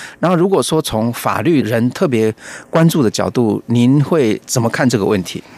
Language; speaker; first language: Chinese; native; Chinese